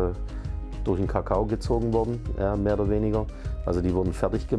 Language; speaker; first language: German; native; German